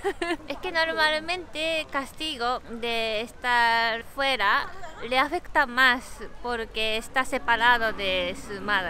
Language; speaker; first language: Spanish; non-native, learner; Japanese